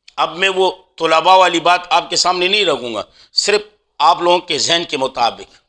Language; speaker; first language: Urdu; non-native, local second language; Pashto